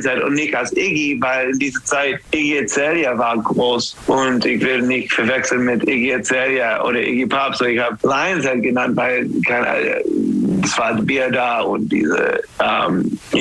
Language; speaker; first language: German; non-native, learner; English